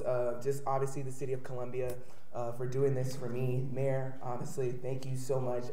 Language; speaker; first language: English; native; English